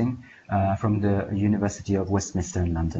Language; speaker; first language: English; non-native, fluent; Italian